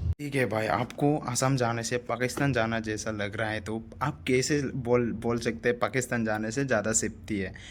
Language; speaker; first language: Hindi; non-native, local second language; Assamese